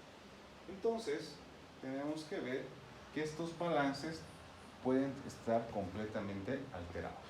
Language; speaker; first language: Spanish; native; Spanish